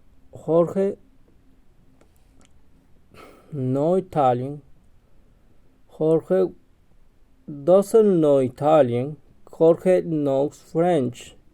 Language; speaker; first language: English; non-native, learner; Spanish